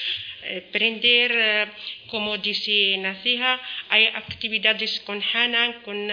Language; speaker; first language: Spanish; non-native, learner; Arabic